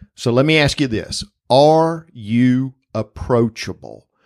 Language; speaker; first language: English; native; English